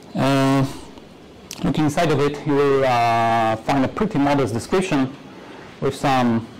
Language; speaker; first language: English; non-native, fluent; Polish